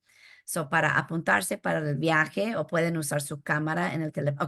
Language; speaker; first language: Spanish; early bilingual, heritage; Spanish